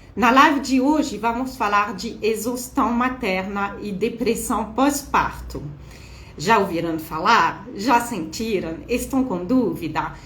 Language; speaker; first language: Portuguese; non-native, fluent; French